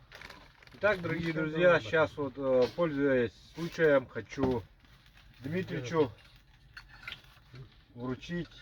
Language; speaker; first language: Russian; native; Russian